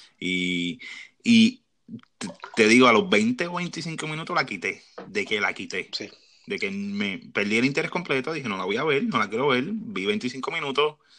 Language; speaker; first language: Spanish; native; Spanish